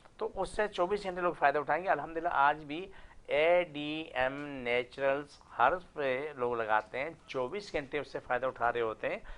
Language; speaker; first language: Urdu; non-native, local second language; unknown